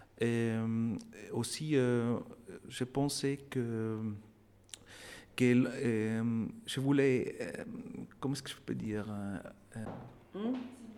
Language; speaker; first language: French; non-native, learner; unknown